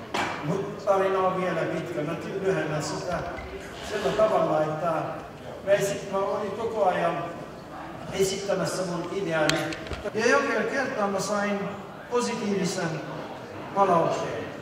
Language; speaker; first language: Finnish; non-native, fluent; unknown